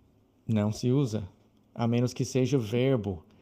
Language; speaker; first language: Portuguese; non-native, fluent; English